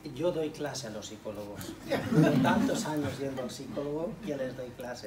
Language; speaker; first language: Spanish; non-native, local second language; Catalan